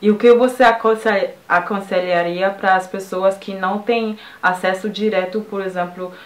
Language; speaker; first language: Portuguese; non-native, fluent; French